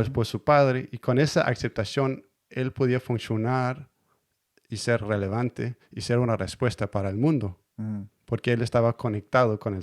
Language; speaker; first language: Spanish; non-native, learner; Danish